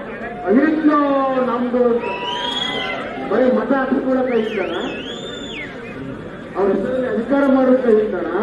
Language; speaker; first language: Kannada; native; Kannada